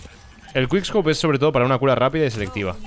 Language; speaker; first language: Spanish; native; Spanish